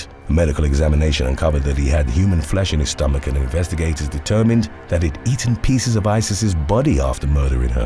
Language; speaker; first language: English; native; English